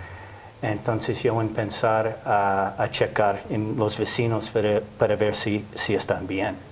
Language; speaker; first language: Spanish; non-native, fluent; English